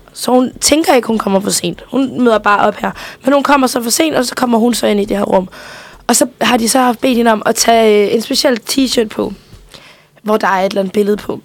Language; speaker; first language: Danish; early bilingual, other home language; Spanish